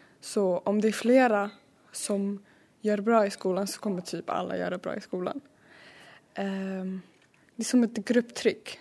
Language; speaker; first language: Swedish; early bilingual, other home language; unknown